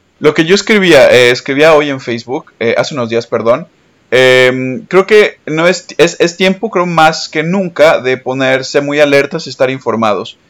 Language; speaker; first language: Spanish; native; Spanish